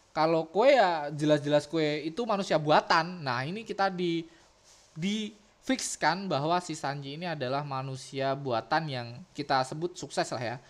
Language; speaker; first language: Indonesian; native; Indonesian